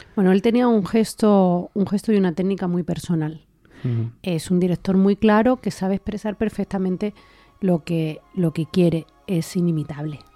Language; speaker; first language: Spanish; native; Spanish